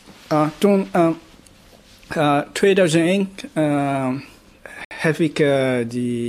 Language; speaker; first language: Dutch; non-native, learner; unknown